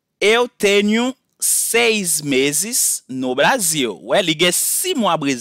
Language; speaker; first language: Portuguese; non-native, fluent; Haitian Creole